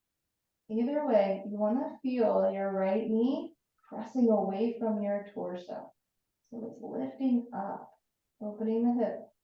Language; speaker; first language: English; native; English